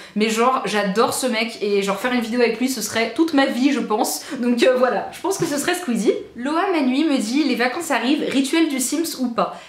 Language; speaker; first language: French; native; French